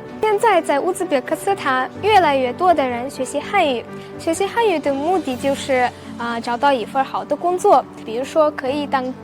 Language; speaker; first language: Chinese; non-native, fluent; Uzbek